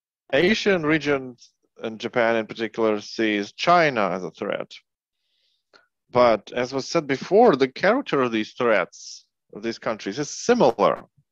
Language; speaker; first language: English; non-native, fluent; Ukrainian